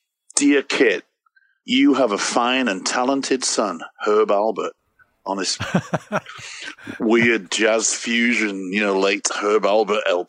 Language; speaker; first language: English; native; English